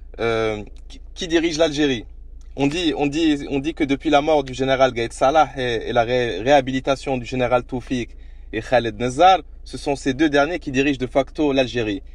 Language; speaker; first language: French; non-native, local second language; Arabic